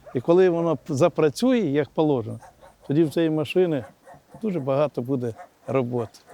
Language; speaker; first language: Ukrainian; native; Ukrainian